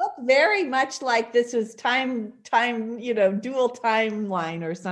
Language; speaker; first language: English; native; English